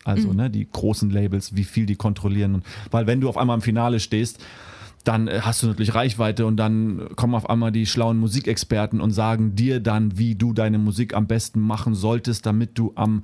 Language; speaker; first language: German; early bilingual, heritage; German